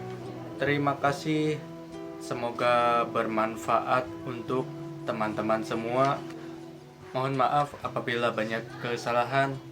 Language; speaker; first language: Indonesian; native; Indonesian